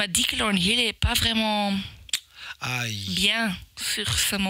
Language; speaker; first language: French; non-native, local second language; Dutch